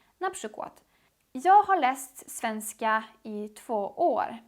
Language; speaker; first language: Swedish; non-native, fluent; Polish